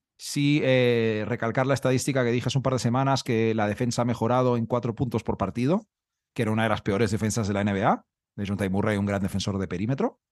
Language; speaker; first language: Spanish; native; Spanish